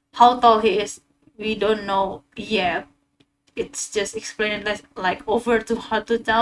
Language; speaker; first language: English; non-native, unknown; Indonesian